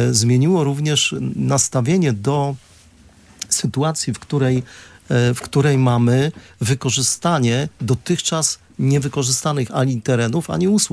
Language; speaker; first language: Polish; native; Polish